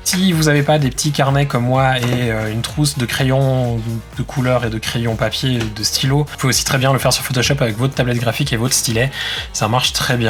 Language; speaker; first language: French; native; French